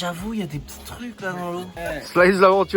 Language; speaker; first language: French; native; French